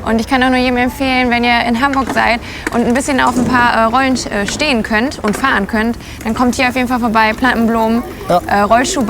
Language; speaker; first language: German; native; German